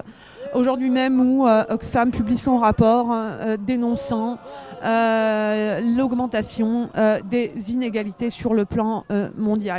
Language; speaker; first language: French; native; French